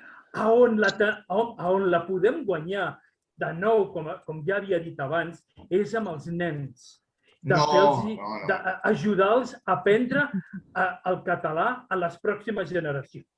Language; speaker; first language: Catalan; non-native, local second language; Spanish